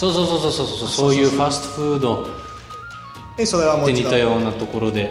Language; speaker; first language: Japanese; non-native, fluent; Bulgarian